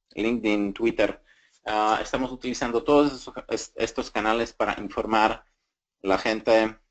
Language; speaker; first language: Spanish; non-native, fluent; Slovak